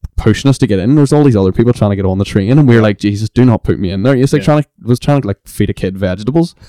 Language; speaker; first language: English; native; English